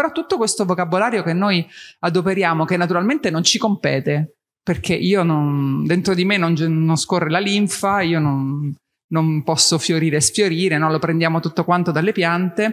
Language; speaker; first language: Italian; native; Italian